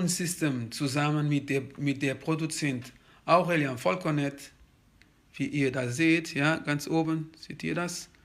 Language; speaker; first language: German; non-native, fluent; Kabuverdianu